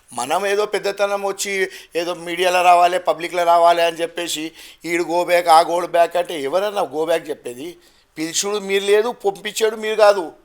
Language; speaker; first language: Telugu; non-native, local second language; Gujarati